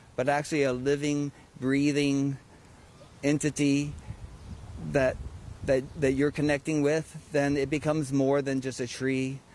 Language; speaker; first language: English; native; English